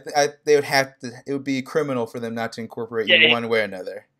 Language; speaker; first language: English; native; English